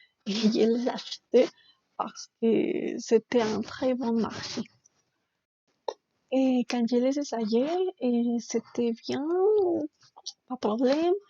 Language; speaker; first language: French; non-native, learner; Spanish